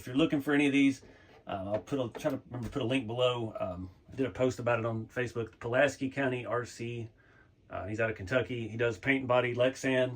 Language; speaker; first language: English; native; English